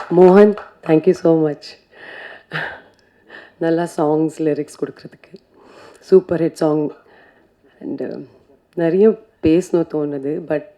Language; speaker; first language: Tamil; non-native, fluent; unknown